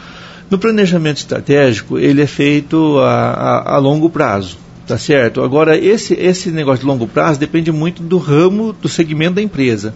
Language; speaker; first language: Portuguese; native; Portuguese